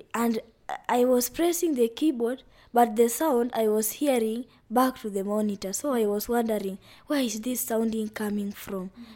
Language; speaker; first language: English; non-native, local second language; Luyia